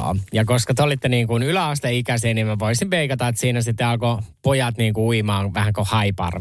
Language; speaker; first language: Finnish; native; Finnish